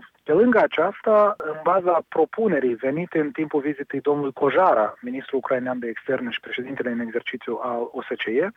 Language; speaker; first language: Romanian; native; Romanian